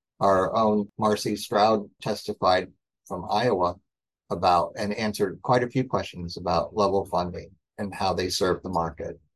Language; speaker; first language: English; native; English